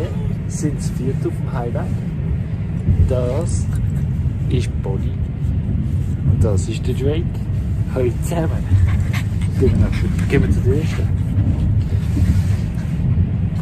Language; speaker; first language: German; non-native, fluent; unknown